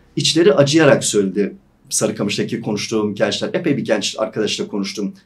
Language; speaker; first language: Turkish; native; Turkish